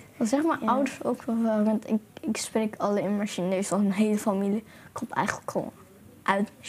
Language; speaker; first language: Dutch; early bilingual, other home language; Chinese